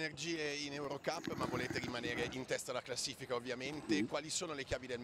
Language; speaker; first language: Italian; native; Italian